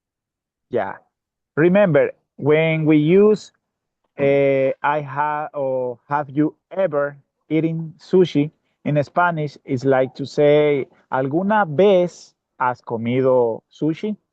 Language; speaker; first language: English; non-native, learner; Spanish